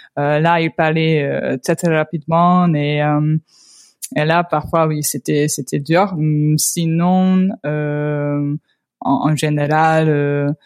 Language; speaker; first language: French; non-native, fluent; Hungarian